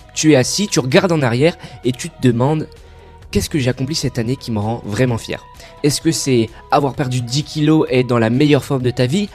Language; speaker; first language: French; native; French